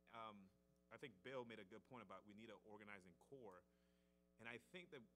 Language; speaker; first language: English; native; English